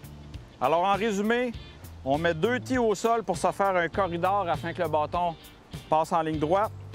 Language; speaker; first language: French; native; French